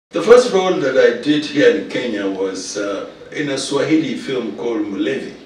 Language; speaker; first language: English; non-native, local second language; Luyia